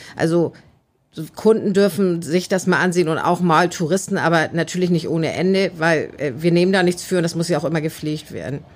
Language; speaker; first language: German; native; German